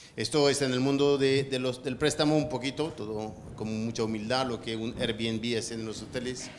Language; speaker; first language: Spanish; non-native, fluent; French